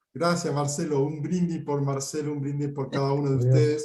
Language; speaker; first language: Spanish; native; Spanish